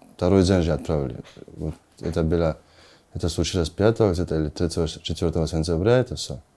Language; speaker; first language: Russian; non-native, learner; Georgian